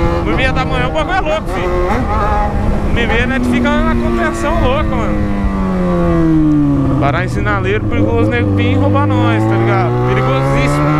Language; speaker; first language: Portuguese; native; Portuguese